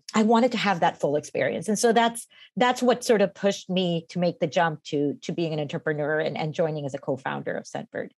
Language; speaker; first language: English; non-native, fluent; Spanish